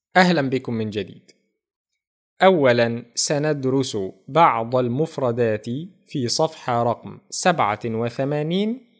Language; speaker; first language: Arabic; native; Arabic